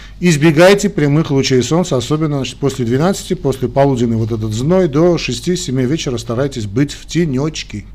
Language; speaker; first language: Russian; non-native, local second language; Armenian